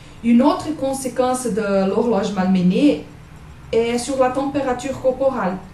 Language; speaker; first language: French; non-native, learner; Portuguese